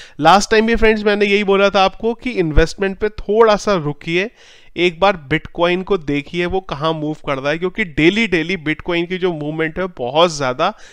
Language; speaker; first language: Hindi; native; Hindi